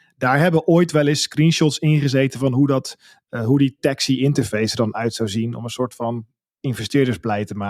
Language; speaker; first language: Dutch; native; Dutch